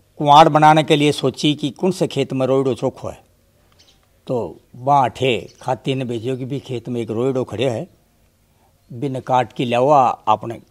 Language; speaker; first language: Hindi; native; Hindi